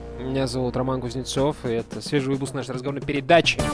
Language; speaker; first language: Russian; native; Russian